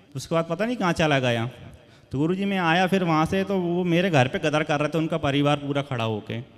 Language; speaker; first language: Hindi; native; Hindi